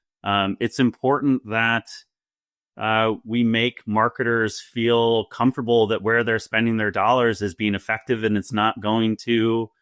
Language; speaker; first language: English; native; English